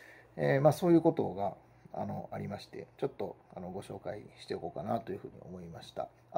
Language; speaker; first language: Japanese; native; Japanese